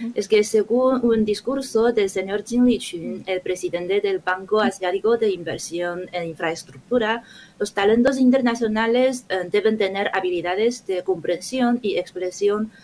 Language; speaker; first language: Spanish; non-native, fluent; Chinese